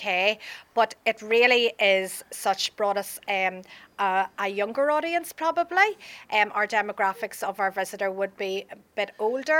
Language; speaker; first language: English; native; English